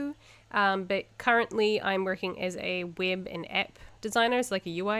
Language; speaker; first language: English; native; English